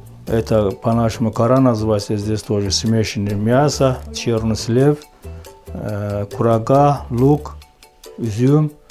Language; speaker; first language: Russian; non-native, fluent; Azerbaijani